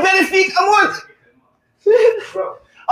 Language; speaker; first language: Spanish; non-native, learner; English